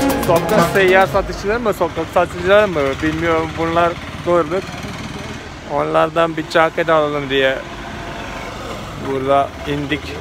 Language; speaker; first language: Turkish; non-native, fluent; Malayalam